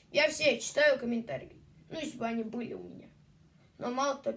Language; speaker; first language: Russian; native; Russian